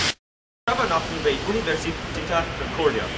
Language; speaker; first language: Hebrew; non-native, learner; English